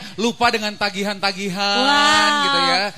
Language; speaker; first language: Indonesian; native; Indonesian